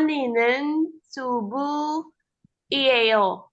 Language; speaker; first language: Korean; non-native, learner; Indonesian